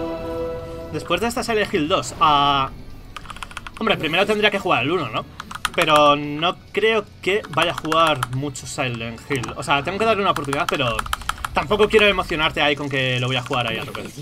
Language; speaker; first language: Spanish; native; Spanish